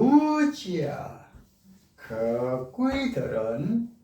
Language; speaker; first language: Chinese; non-native, learner; Korean